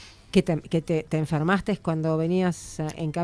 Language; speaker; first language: Spanish; native; Spanish